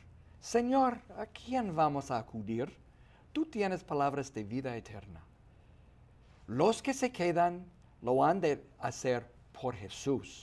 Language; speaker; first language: Spanish; non-native, fluent; English